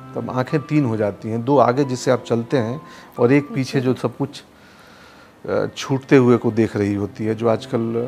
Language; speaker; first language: Hindi; native; Hindi